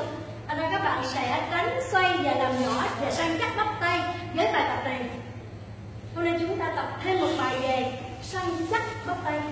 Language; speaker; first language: Vietnamese; native; Vietnamese